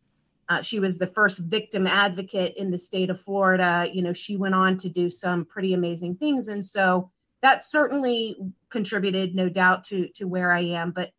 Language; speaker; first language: English; native; English